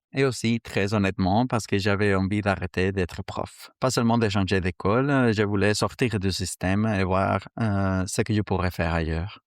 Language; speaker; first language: French; non-native, fluent; Spanish